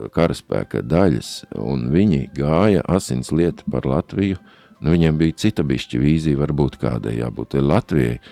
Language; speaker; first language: Latvian; native; Latvian